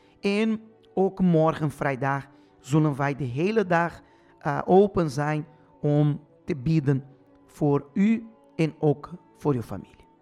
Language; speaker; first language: Dutch; non-native, fluent; Portuguese